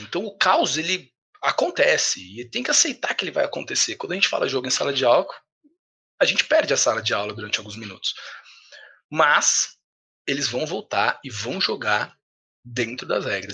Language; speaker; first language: Portuguese; native; Portuguese